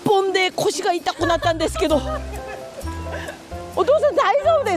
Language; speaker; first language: Japanese; non-native, fluent; Korean